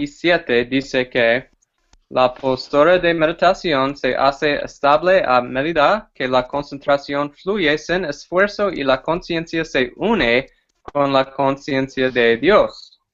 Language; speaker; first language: Spanish; non-native, fluent; English